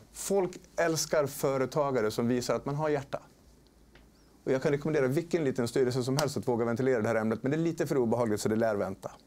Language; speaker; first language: Swedish; native; Swedish